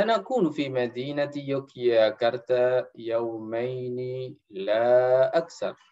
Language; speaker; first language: Arabic; non-native, fluent; Indonesian